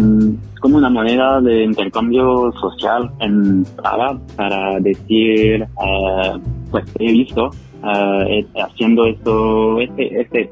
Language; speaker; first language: Spanish; non-native, fluent; French